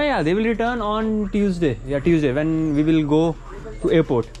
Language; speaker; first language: English; non-native, local second language; Hindi